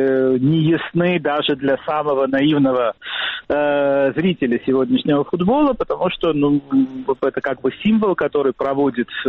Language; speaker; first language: Russian; non-native, fluent; Georgian